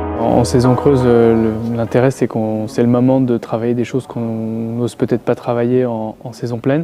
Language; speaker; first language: French; native; French